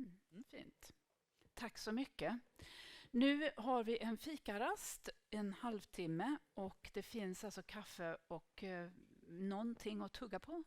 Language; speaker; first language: Swedish; native; Swedish